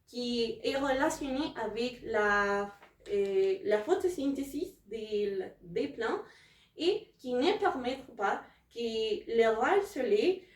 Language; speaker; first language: French; non-native, learner; Spanish